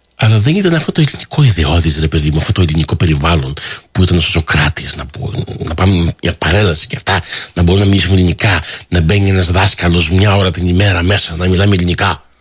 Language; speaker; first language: Greek; early bilingual, heritage; Greek